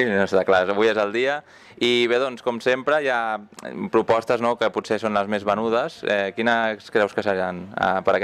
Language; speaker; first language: Catalan; native; Catalan